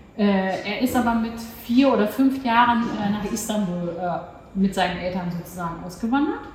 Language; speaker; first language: German; early bilingual, other home language; Turkish